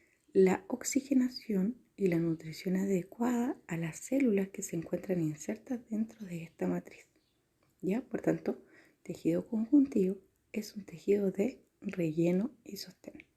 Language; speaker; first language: Spanish; native; Spanish